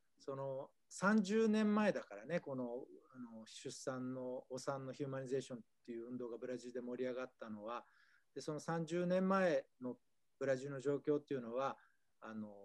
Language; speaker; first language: Japanese; native; Japanese